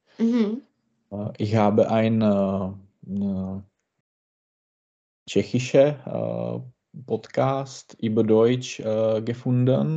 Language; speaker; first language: German; non-native, learner; Czech